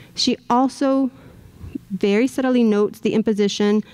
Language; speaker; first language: English; native; English